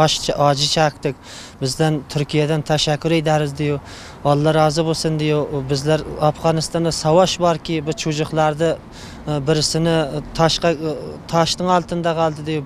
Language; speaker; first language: Turkish; non-native, learner; Uzbek